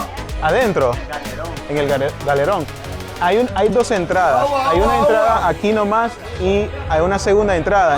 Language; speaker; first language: Spanish; non-native, fluent; English